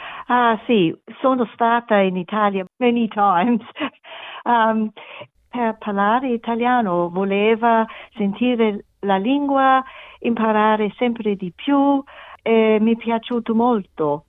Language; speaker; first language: Italian; non-native, learner; English